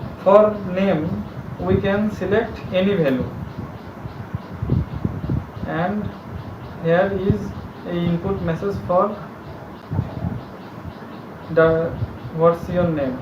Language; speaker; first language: English; non-native, local second language; Bangla